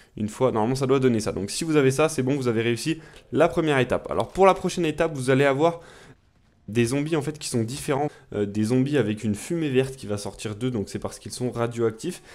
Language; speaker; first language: French; native; French